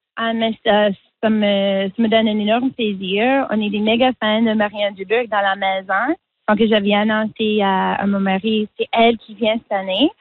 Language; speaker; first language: French; non-native, local second language; English